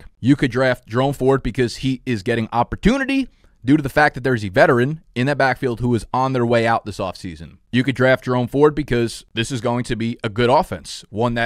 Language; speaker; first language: English; native; English